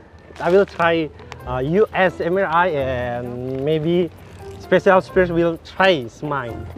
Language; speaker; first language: English; non-native, fluent; Indonesian